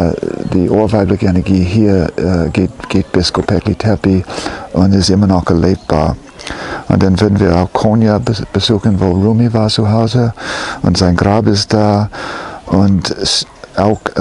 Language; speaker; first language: German; non-native, fluent; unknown